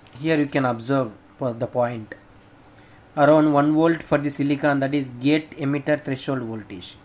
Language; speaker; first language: English; non-native, local second language; Telugu